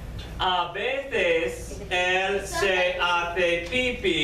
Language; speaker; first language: Spanish; non-native, fluent; English